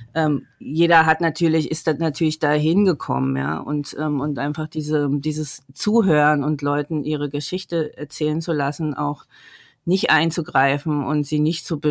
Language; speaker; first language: German; native; German